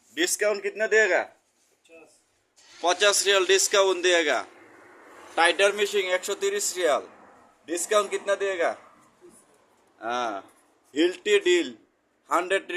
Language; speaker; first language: Hindi; non-native, learner; Bangla